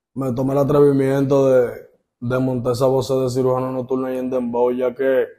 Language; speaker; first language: Spanish; native; Spanish